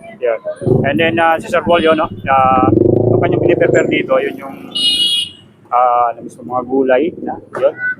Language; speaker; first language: Filipino; native; Filipino